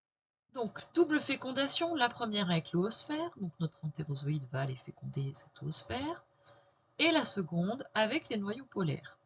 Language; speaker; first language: French; native; French